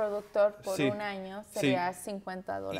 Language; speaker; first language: Spanish; early bilingual, heritage; Spanish